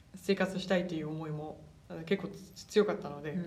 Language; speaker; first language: Japanese; early bilingual, other home language; German